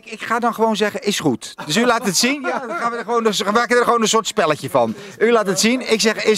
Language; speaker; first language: Dutch; native; Dutch